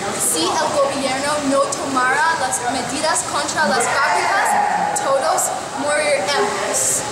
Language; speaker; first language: Spanish; non-native, learner; English